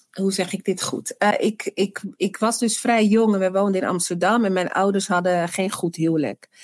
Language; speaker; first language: Dutch; early bilingual, other home language; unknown